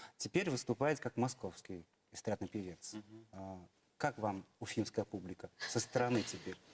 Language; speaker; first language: Russian; non-native, local second language; Bashkir